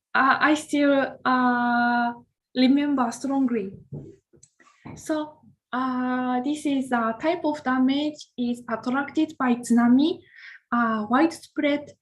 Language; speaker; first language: English; non-native, learner; Japanese